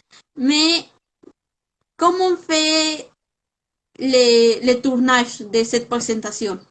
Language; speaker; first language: French; non-native, fluent; Spanish